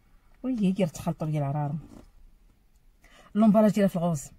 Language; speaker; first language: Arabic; native; Arabic